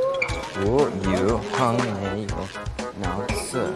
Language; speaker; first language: Chinese; non-native, learner; English